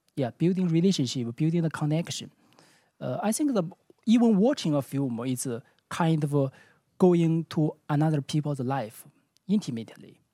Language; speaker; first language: English; non-native, learner; Chinese